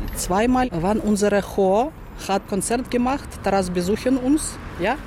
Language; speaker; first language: German; non-native, learner; Ukrainian